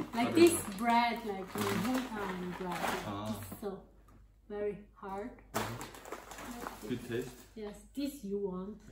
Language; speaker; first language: English; non-native, learner; Italian